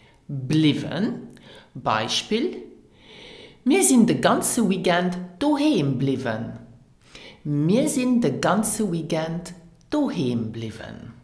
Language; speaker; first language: German; non-native, learner; English